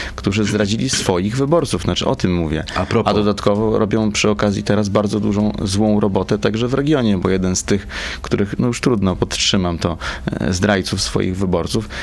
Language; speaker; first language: Polish; native; Polish